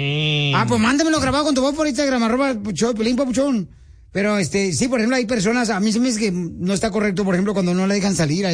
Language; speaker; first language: Spanish; native; Spanish